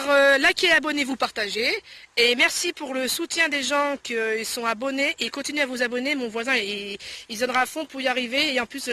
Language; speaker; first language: French; native; French